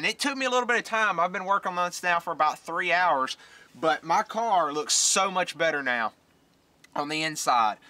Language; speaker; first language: English; native; English